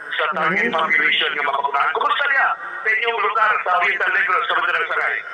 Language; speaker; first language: Cebuano; non-native, local second language; Hiligaynon